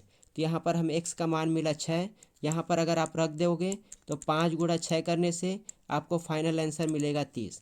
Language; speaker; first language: Hindi; native; Hindi